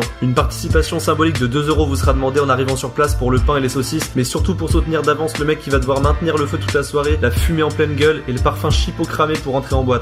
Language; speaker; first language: French; native; French